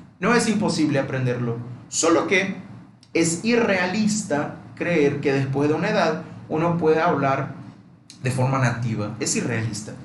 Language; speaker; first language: Spanish; non-native, fluent; Portuguese